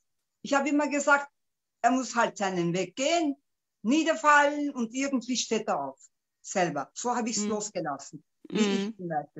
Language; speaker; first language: German; non-native, local second language; Turkish